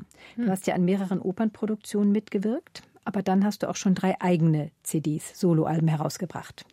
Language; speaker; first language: German; native; German